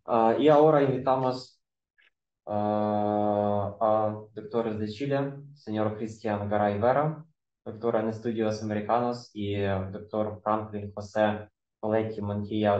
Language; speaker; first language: Spanish; non-native, fluent; Ukrainian